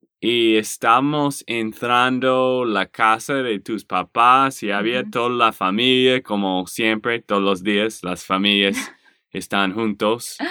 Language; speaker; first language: Spanish; non-native, learner; English